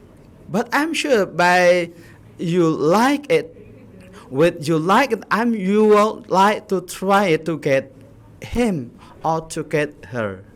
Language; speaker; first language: English; non-native, learner; Indonesian